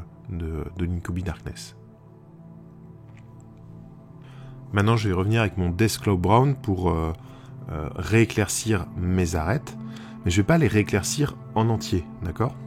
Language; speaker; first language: French; native; French